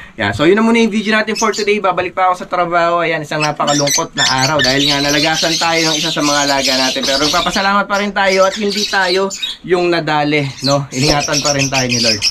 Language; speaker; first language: Filipino; non-native, local second language; Pampanga